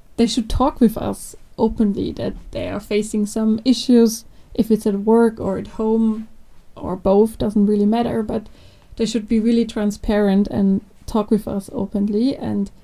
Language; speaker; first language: English; non-native, fluent; German